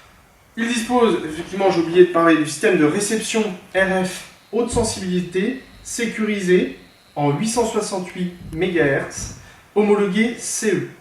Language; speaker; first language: French; native; French